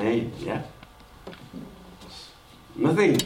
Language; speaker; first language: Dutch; non-native, learner; Indonesian